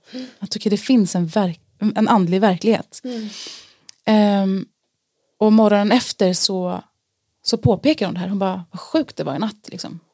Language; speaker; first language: Swedish; native; Swedish